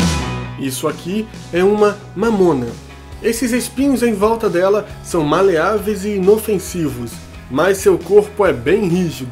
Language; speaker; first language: Portuguese; native; Portuguese